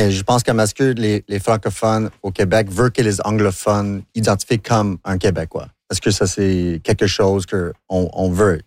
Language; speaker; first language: French; non-native, local second language; English